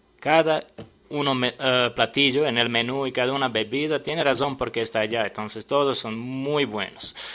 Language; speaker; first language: Spanish; non-native, learner; Serbian